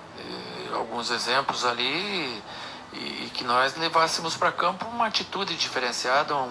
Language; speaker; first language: Portuguese; native; Portuguese